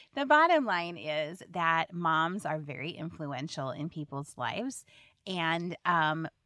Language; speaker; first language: English; native; English